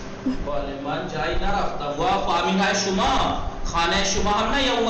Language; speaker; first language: Persian; non-native, fluent; Urdu